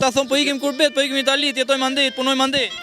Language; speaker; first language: Albanian; native; Albanian